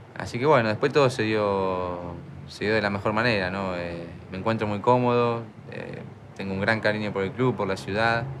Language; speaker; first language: Spanish; native; Spanish